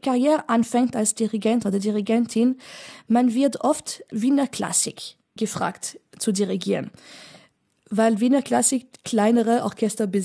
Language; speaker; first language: German; non-native, fluent; French